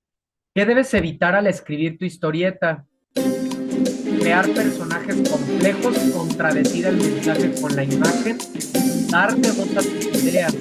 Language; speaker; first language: Spanish; native; Spanish